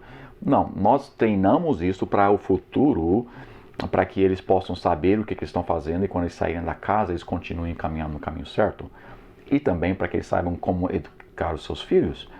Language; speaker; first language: Portuguese; non-native, fluent; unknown